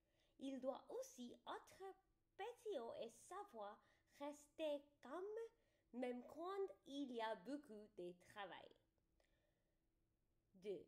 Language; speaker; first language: French; non-native, learner; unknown